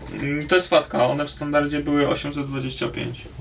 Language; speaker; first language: Polish; native; Polish